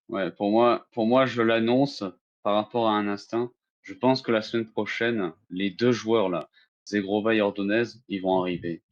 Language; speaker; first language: French; native; French